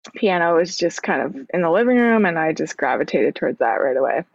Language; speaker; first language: English; native; English